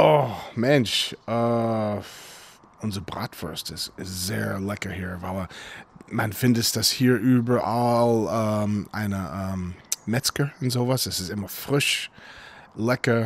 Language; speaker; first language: German; non-native, fluent; English